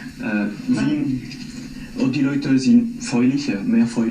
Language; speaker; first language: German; non-native, learner; French